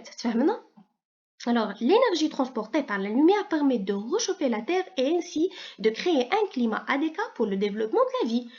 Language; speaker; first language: French; non-native, local second language; Arabic